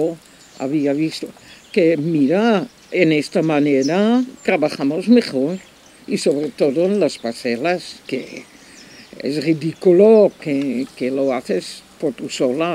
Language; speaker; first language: Spanish; non-native, fluent; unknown